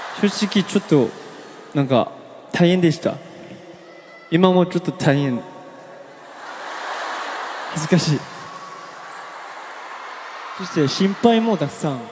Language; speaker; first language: Japanese; non-native, learner; Korean